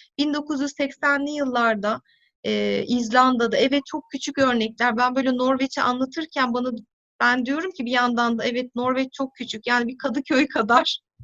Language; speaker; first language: Turkish; native; Turkish